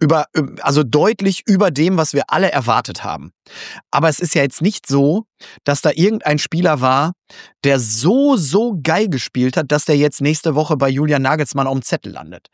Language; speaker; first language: German; native; German